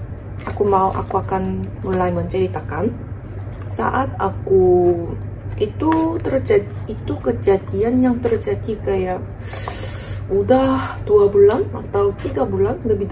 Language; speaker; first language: Indonesian; non-native, fluent; Korean